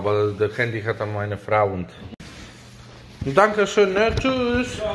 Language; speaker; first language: German; non-native, learner; Polish